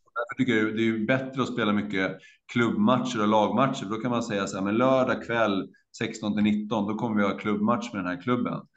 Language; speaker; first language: Swedish; native; Swedish